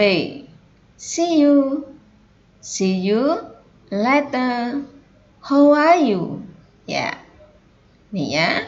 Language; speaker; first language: English; non-native, fluent; Indonesian